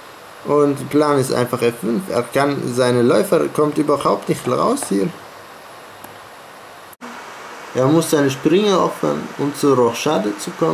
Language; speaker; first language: German; non-native, fluent; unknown